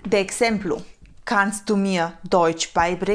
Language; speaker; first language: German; non-native, fluent; Romanian